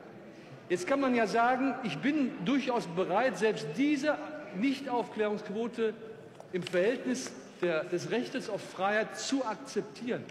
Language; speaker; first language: German; native; German